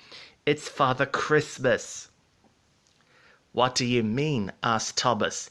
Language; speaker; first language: English; native; English